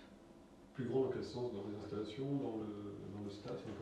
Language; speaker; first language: French; native; French